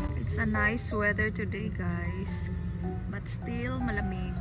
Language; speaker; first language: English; non-native, local second language; Filipino